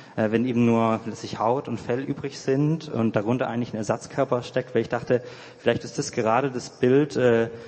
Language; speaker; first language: German; native; German